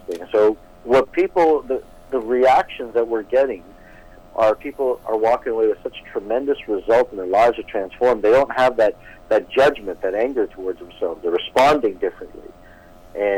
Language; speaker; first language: English; native; English